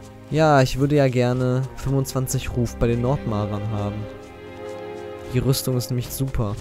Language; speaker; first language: German; native; German